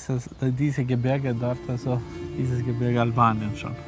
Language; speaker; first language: German; non-native, fluent; Serbian